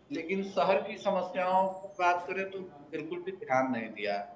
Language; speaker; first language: Hindi; native; Hindi